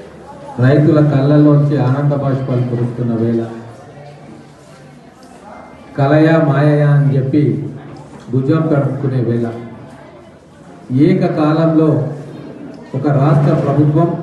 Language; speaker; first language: Telugu; native; Telugu